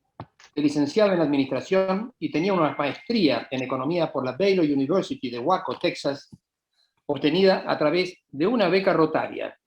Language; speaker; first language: Spanish; native; Spanish